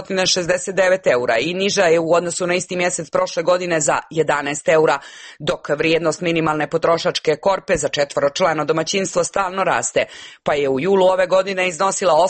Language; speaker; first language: Serbian; native; Serbian